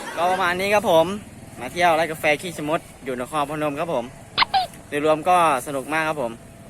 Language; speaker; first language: Thai; native; Thai